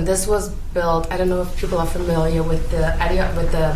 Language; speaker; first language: English; non-native, fluent; German